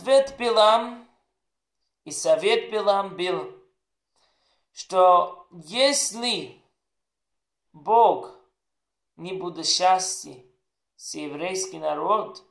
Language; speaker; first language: Russian; non-native, learner; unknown